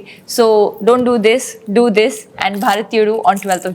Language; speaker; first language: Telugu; non-native, local second language; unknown